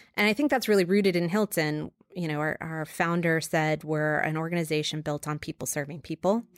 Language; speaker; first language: English; native; English